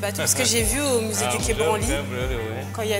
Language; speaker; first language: French; native; French